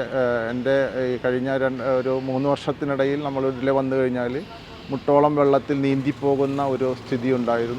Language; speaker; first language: Malayalam; native; Malayalam